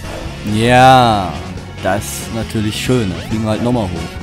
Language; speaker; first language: German; native; German